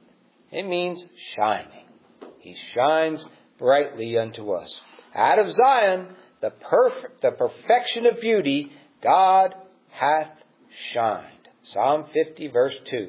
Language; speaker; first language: English; native; English